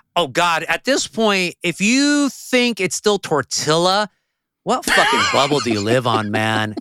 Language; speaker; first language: English; early bilingual, other home language; Spanish